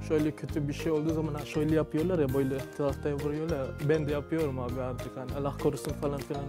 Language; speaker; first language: Turkish; non-native, fluent; Czech